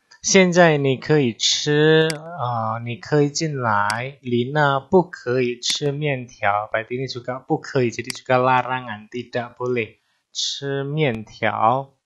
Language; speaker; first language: Chinese; non-native, fluent; Indonesian